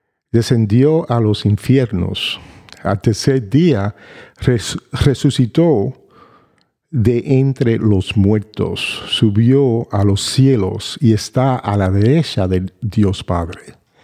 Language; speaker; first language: Spanish; early bilingual, heritage; Spanish